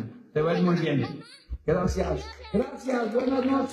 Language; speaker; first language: Spanish; native; Spanish